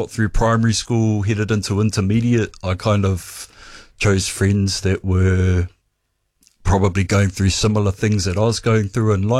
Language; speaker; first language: English; native; English